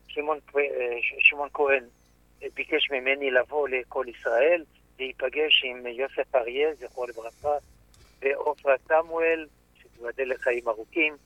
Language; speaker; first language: Hebrew; non-native, fluent; French